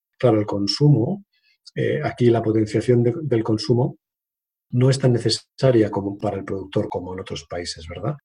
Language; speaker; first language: Spanish; native; Spanish